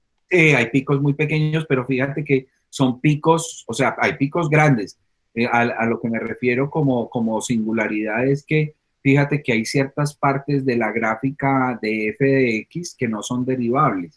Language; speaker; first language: Spanish; native; Spanish